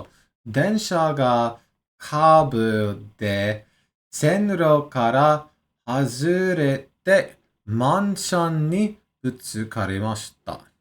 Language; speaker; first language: Japanese; non-native, learner; English